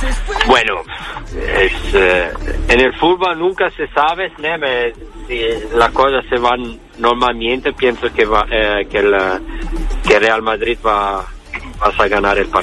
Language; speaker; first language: Spanish; non-native, learner; Italian